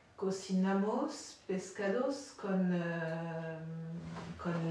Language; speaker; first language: Spanish; non-native, learner; French